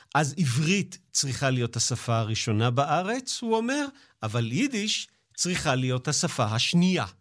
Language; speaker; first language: Hebrew; native; Hebrew